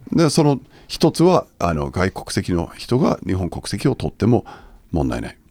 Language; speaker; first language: Japanese; non-native, fluent; English